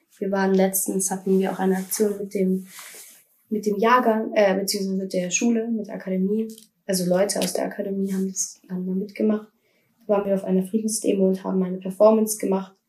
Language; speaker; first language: German; native; German